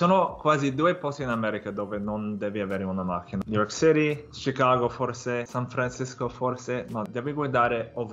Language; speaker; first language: Italian; non-native, fluent; English